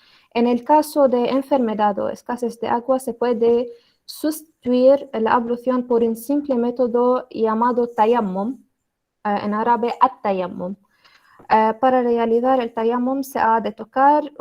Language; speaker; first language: Spanish; non-native, learner; Arabic